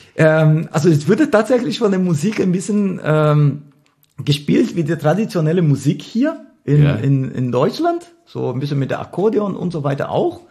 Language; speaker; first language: German; non-native, fluent; Portuguese